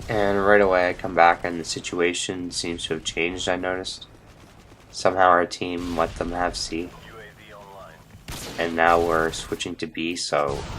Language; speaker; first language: English; native; English